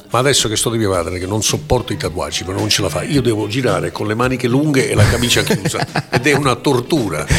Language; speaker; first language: Italian; early bilingual, heritage; Italian